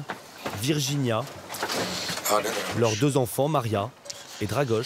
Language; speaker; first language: French; native; French